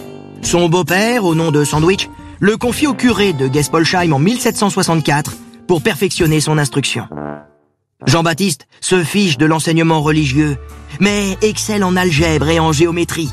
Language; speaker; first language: French; native; French